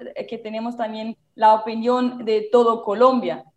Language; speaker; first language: Spanish; non-native, fluent; German